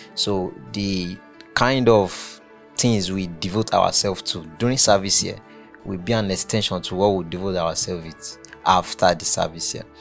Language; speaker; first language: English; non-native, local second language; Yoruba